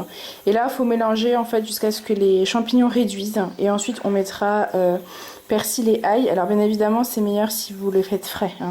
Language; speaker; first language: French; native; French